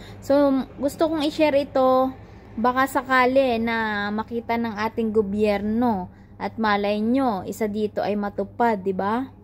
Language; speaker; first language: Filipino; native; Filipino